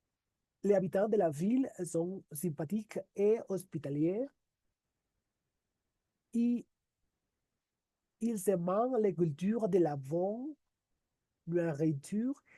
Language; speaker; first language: French; non-native, learner; Spanish